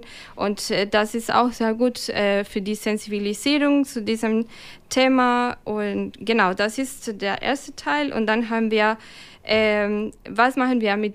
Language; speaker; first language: German; non-native, fluent; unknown